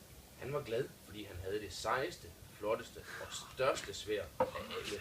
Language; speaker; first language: Danish; native; Danish